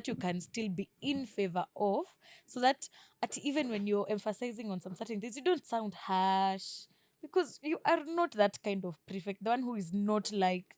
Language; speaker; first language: English; non-native, local second language; Swahili